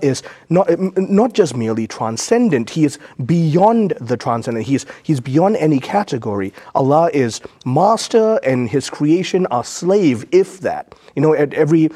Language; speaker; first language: English; native; English